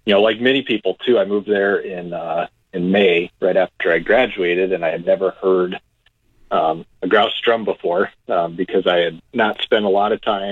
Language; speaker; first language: English; native; English